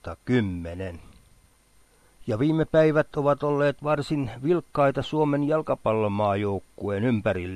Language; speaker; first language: Finnish; native; Finnish